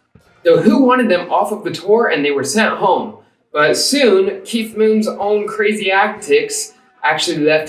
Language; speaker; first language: English; native; English